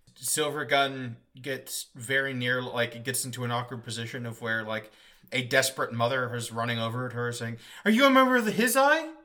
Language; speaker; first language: English; native; English